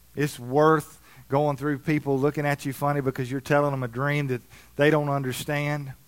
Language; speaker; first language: English; native; English